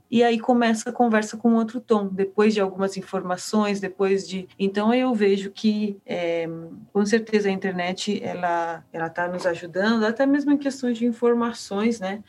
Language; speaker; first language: Portuguese; early bilingual, heritage; Portuguese